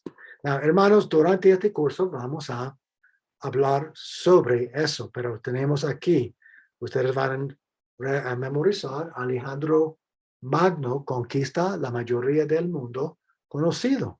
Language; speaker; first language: Spanish; non-native, fluent; English